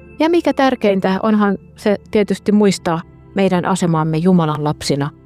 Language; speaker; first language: Finnish; native; Finnish